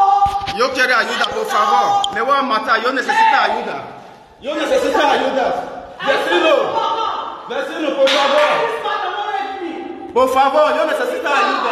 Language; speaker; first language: Spanish; non-native, learner; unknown